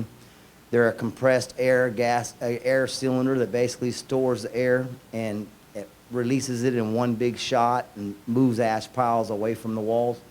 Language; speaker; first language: English; native; English